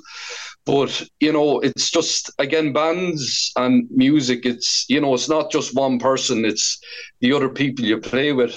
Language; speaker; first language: English; native; English